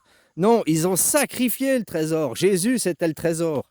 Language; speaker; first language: French; native; French